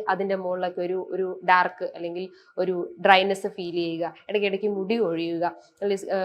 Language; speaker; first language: Malayalam; native; Malayalam